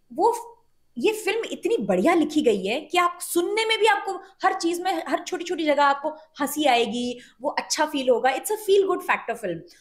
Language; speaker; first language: Hindi; native; Hindi